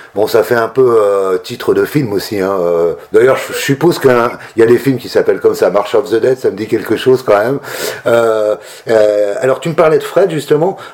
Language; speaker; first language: French; native; French